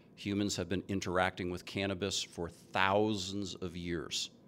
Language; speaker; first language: English; native; English